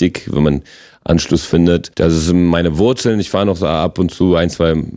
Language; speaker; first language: German; non-native, local second language; Polish